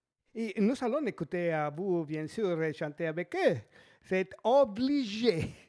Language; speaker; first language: French; non-native, learner; Spanish